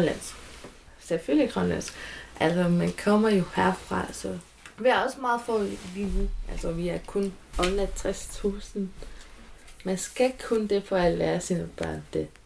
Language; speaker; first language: Danish; non-native, local second language; Kalaallisut